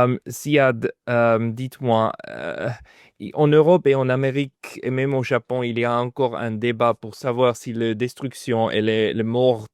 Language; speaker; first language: French; non-native, fluent; German